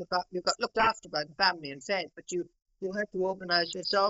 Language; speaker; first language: English; native; English